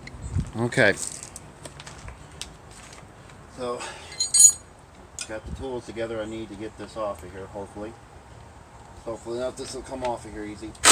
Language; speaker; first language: English; native; English